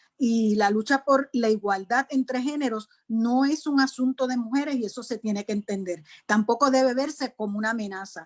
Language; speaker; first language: Spanish; native; Spanish